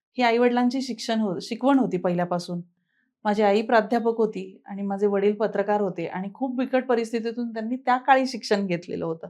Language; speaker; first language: Marathi; native; Marathi